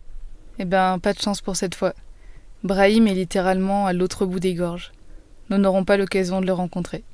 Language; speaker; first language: French; native; French